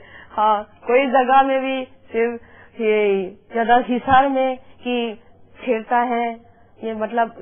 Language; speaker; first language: Hindi; non-native, local second language; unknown